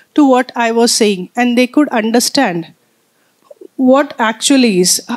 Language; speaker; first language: English; non-native, local second language; Marathi